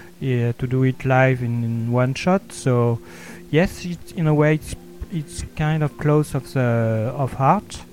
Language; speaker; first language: English; non-native, learner; French